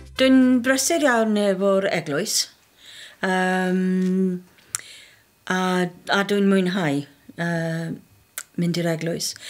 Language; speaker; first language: Welsh; non-native, learner; English